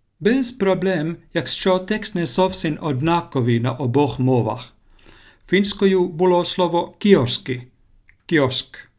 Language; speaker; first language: Ukrainian; non-native, learner; Finnish